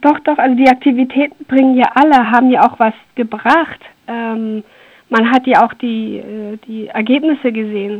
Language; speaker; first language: German; early bilingual, other home language; Persian